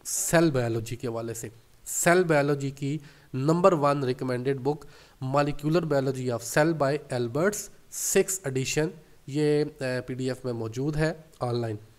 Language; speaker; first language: Urdu; non-native, local second language; Punjabi